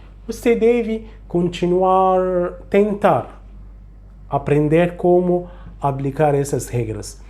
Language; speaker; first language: Portuguese; non-native, fluent; Arabic